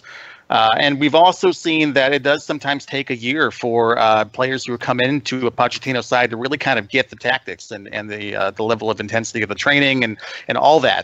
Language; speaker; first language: English; native; English